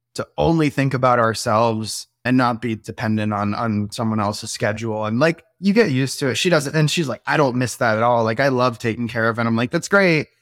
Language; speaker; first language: English; native; English